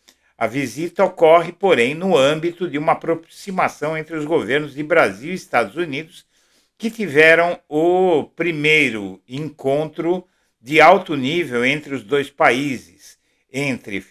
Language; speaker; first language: Portuguese; native; Portuguese